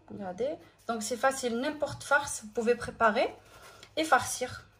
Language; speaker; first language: French; non-native, local second language; Arabic